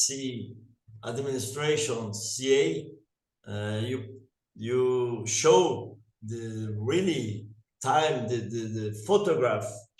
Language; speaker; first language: English; non-native, learner; Portuguese